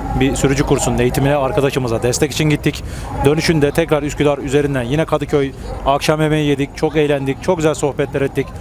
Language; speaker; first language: Turkish; native; Turkish